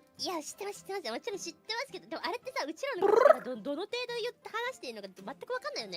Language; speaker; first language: Japanese; native; Japanese